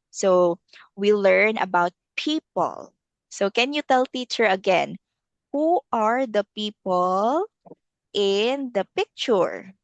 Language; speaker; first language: English; non-native, local second language; Filipino